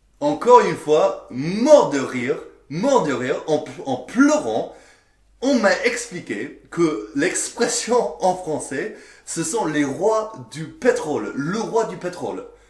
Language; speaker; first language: French; non-native, fluent; English